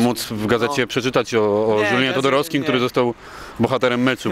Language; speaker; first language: Polish; native; Polish